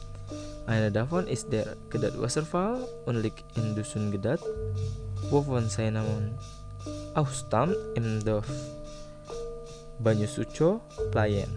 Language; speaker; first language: German; non-native, fluent; Indonesian